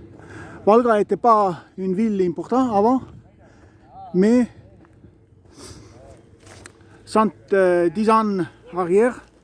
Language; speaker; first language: French; non-native, learner; Estonian